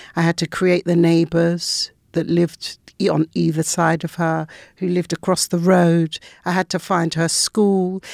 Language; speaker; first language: English; native; English